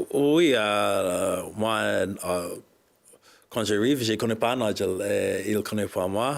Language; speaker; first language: French; non-native, learner; English